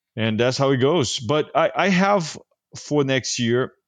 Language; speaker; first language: English; non-native, fluent; Portuguese